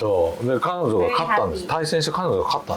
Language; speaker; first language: Japanese; native; Japanese